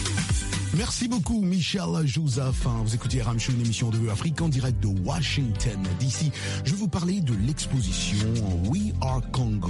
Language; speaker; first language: French; non-native, local second language; Lingala